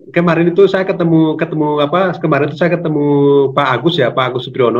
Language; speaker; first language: Indonesian; native; Indonesian